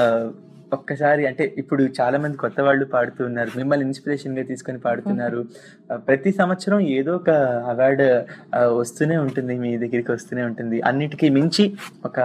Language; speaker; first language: Telugu; native; Telugu